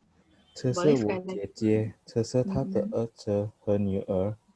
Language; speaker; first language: Chinese; non-native, learner; Indonesian